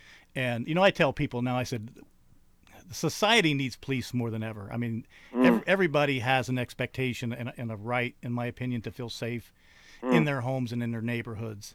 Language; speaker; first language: English; native; English